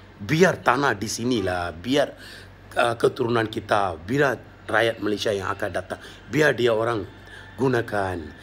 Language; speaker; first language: Malay; non-native, local second language; Tamil